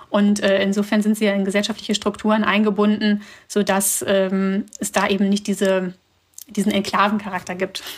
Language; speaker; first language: German; early bilingual, other home language; Russian